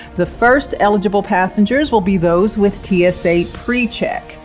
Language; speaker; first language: English; native; English